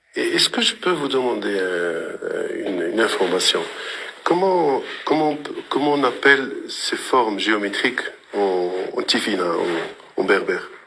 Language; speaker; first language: French; non-native, local second language; Arabic